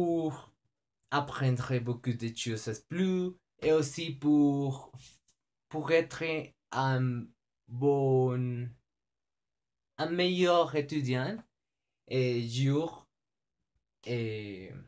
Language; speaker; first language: French; non-native, learner; Spanish